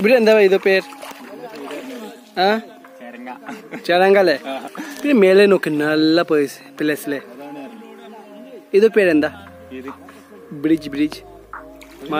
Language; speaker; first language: Malayalam; non-native, learner; Hindi